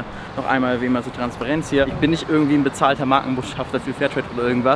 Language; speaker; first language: German; native; German